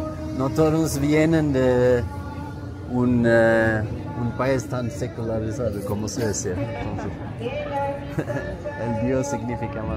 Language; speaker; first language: Spanish; non-native, learner; Swedish